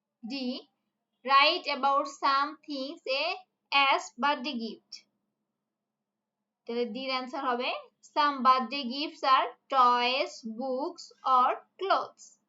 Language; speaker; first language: English; non-native, local second language; Bangla